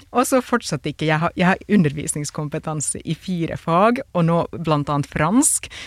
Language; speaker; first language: Norwegian; non-native, fluent; Finnish